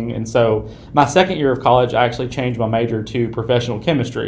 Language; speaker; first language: English; native; English